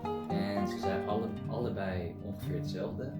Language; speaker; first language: Dutch; early bilingual, other home language; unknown